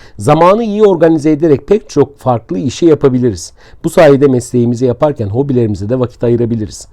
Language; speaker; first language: Turkish; native; Turkish